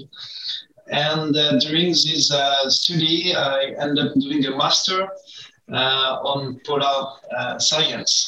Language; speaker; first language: English; non-native, learner; French